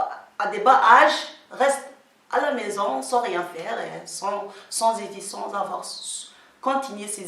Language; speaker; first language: French; non-native, local second language; Somali